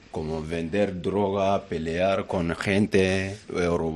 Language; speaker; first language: Spanish; non-native, learner; Bambara